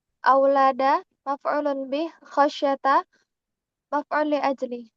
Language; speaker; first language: Arabic; non-native, learner; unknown